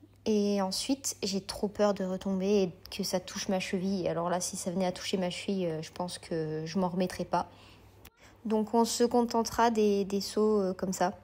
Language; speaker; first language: French; native; French